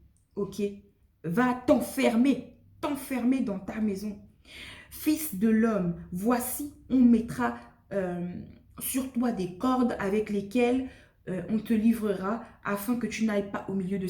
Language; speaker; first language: French; native; French